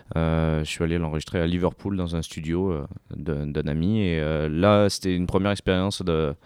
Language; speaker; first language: French; native; French